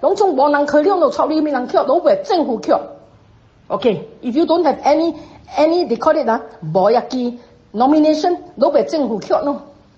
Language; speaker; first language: English; non-native, local second language; Min Nan Chinese